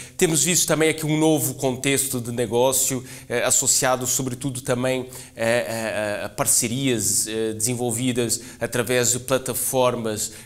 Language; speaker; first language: Portuguese; native; Portuguese